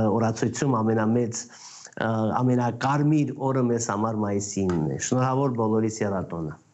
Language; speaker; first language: Armenian; native; Armenian